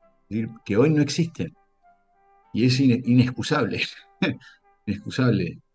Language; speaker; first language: Spanish; native; Spanish